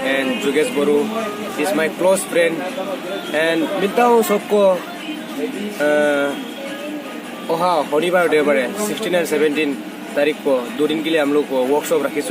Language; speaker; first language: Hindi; non-native, local second language; Assamese